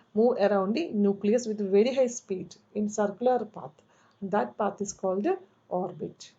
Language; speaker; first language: English; non-native, local second language; Malayalam